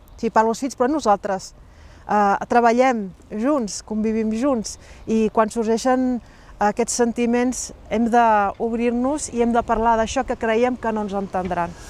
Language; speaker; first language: Catalan; early bilingual, other home language; Riffian